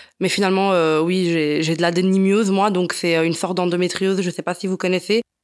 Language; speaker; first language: French; non-native, fluent; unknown